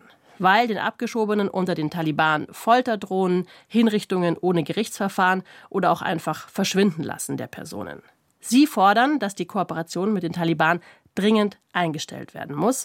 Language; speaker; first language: German; native; German